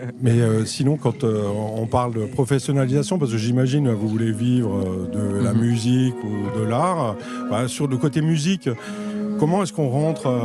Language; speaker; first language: French; native; French